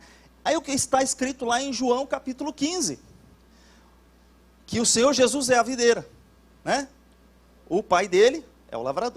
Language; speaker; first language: Portuguese; native; Portuguese